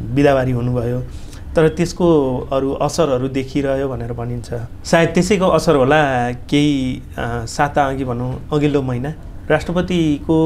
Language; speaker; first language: Nepali; native; Nepali